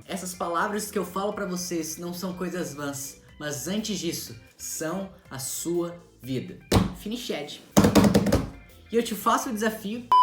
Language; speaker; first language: Portuguese; native; Portuguese